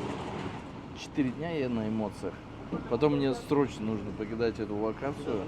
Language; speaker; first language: Russian; native; Russian